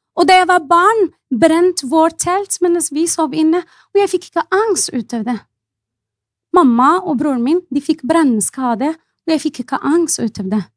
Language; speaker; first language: Norwegian; non-native, fluent; Arabic